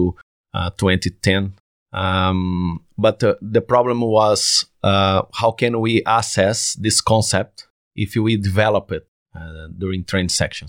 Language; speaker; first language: English; non-native, learner; Portuguese